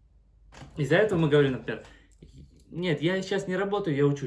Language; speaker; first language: Russian; non-native, local second language; Kazakh